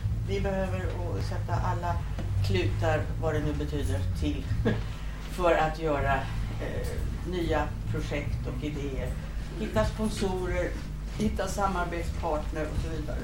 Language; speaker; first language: Swedish; native; Swedish